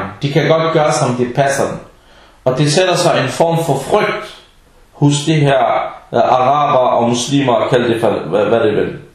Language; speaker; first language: Danish; early bilingual, other home language; Arabic